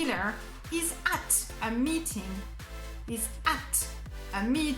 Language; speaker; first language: English; non-native, fluent; French